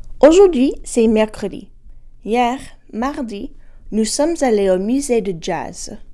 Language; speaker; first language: French; non-native, fluent; English